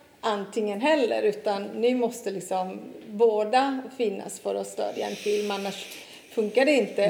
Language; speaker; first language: Swedish; non-native, fluent; Italian